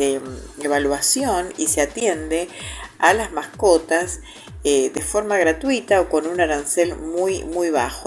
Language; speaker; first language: Spanish; native; Spanish